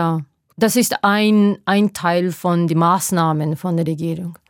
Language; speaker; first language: German; non-native, fluent; Japanese